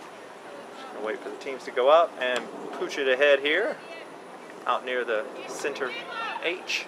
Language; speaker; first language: English; native; English